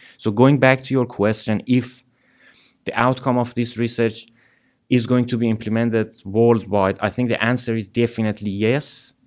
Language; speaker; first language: English; non-native, fluent; Persian